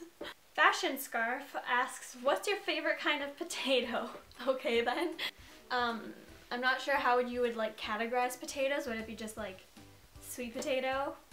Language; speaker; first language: English; native; English